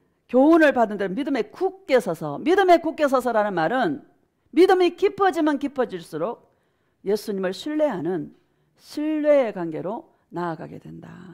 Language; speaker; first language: Korean; native; Korean